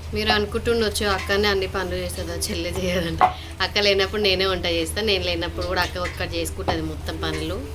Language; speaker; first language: Telugu; non-native, local second language; Marathi